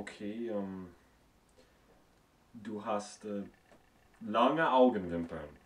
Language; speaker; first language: German; non-native, learner; English